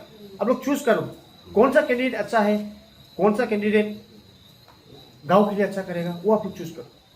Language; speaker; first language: Hindi; non-native, local second language; Garo